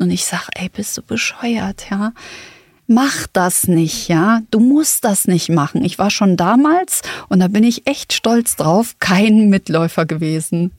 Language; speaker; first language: German; native; German